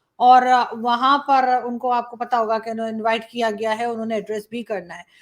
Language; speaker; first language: Urdu; native; Urdu